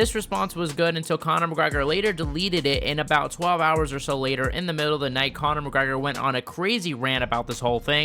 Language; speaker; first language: English; native; English